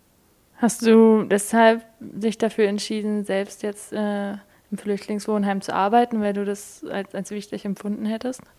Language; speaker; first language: German; native; German